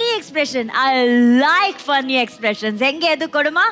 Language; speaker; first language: Kannada; native; Kannada